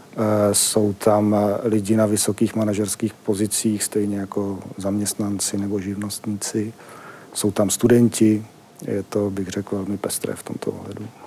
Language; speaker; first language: Czech; native; Czech